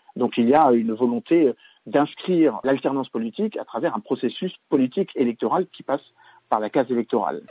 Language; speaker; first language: French; native; French